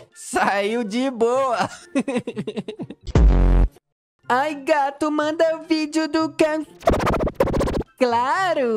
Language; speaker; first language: Portuguese; native; Portuguese